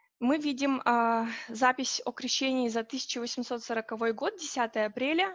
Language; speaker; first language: Russian; native; Russian